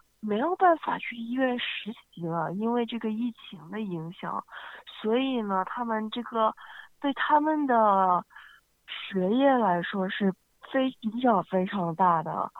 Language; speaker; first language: Chinese; native; Chinese